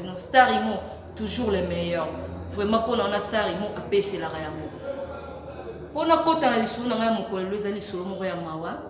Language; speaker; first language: Lingala; non-native, local second language; Kongo